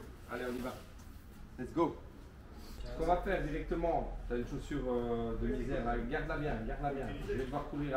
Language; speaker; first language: French; native; French